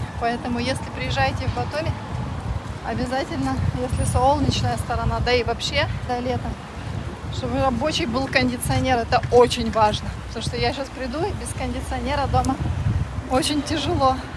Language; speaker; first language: Russian; native; Russian